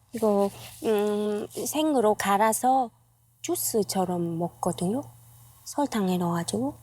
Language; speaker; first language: Korean; non-native, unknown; Vietnamese